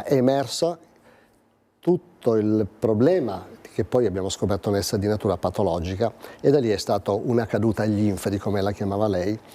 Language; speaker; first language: Italian; native; Italian